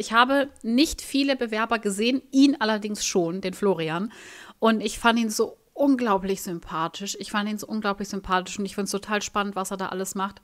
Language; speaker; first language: German; native; German